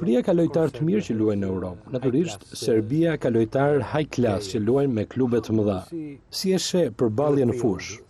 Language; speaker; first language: Albanian; native; Albanian